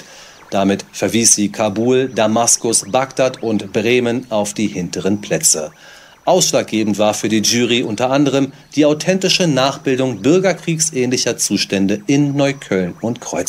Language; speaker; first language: German; native; German